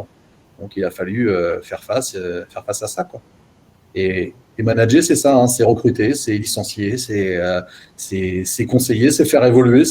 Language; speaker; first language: French; native; French